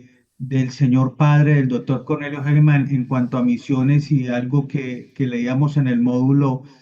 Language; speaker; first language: Spanish; native; Spanish